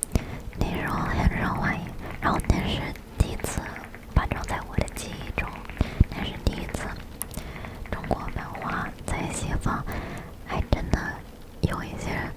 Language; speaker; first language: Chinese; early bilingual, heritage; English